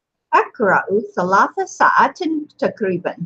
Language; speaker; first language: Arabic; non-native, fluent; English